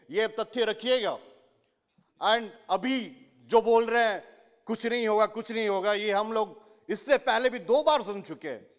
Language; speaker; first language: Hindi; non-native, local second language; Odia